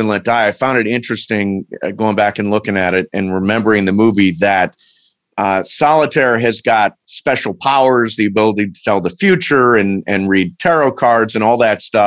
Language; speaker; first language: English; native; English